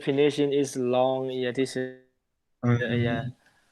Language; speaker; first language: English; non-native, learner; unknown